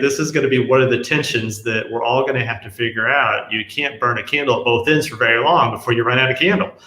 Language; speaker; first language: English; native; English